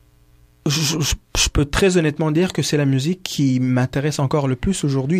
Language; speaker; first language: French; non-native, local second language; Kinyarwanda